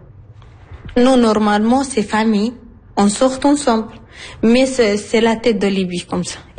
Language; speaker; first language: French; non-native, learner; Arabic